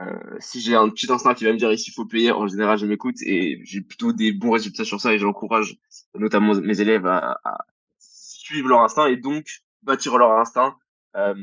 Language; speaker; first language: French; native; French